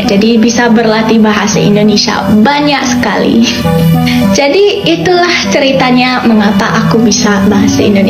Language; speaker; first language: Indonesian; non-native, fluent; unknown